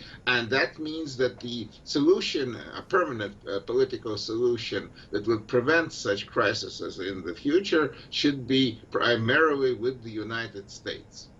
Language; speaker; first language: English; non-native, fluent; Russian